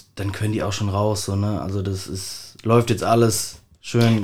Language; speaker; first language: German; native; German